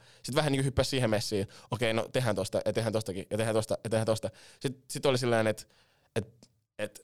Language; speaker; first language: Finnish; early bilingual, other home language; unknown